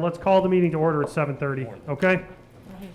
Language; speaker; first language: English; native; English